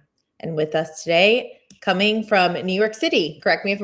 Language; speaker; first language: English; native; English